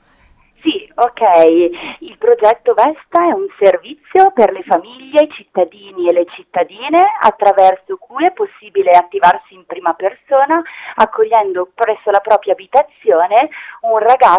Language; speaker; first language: Italian; native; Italian